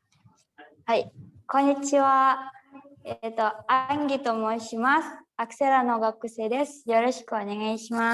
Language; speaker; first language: Japanese; non-native, learner; Indonesian